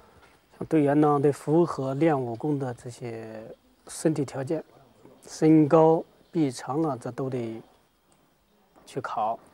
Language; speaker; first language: Chinese; native; Chinese